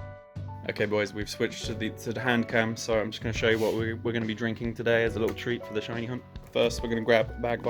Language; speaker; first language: English; native; English